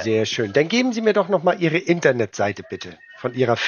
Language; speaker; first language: German; native; German